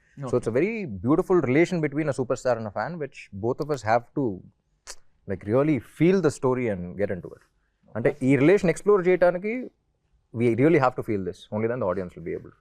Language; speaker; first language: Telugu; native; Telugu